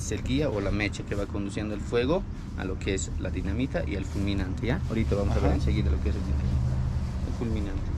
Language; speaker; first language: Spanish; native; Spanish